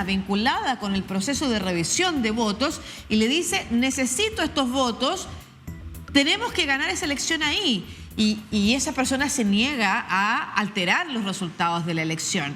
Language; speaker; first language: Spanish; native; Spanish